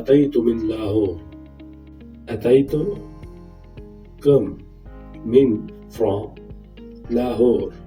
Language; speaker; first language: Arabic; non-native, fluent; Urdu